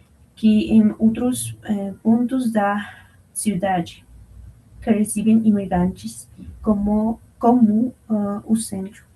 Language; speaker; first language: Portuguese; non-native, learner; Spanish